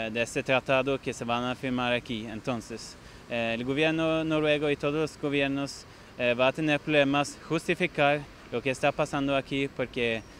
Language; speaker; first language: Spanish; non-native, fluent; Norwegian